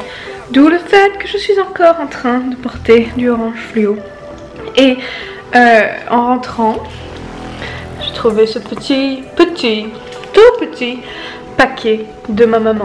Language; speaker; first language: French; native; French